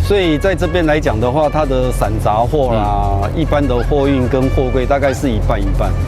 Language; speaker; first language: Chinese; native; Chinese